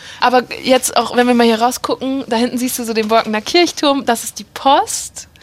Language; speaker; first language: German; native; German